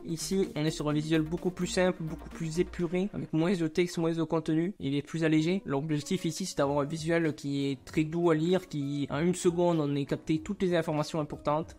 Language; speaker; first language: French; native; French